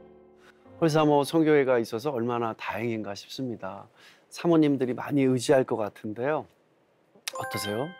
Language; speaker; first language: Korean; native; Korean